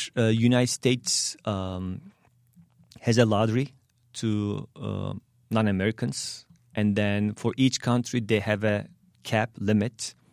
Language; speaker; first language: English; non-native, fluent; Turkish